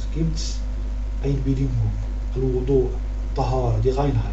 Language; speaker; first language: German; non-native, learner; Arabic